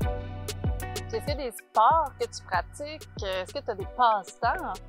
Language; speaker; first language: French; native; French